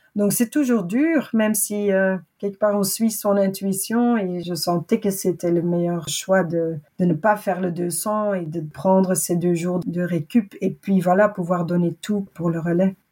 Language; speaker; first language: French; native; French